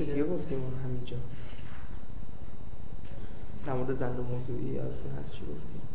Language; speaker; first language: Persian; native; Persian